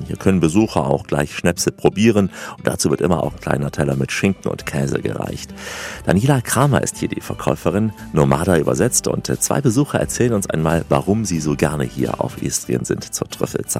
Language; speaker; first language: German; native; German